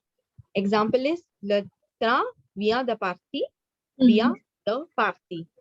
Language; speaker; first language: French; non-native, fluent; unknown